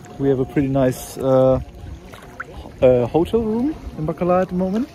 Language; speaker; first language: English; non-native, fluent; German